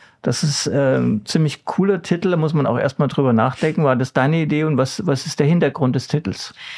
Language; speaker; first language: German; native; German